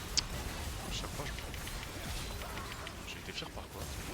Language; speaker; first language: French; native; French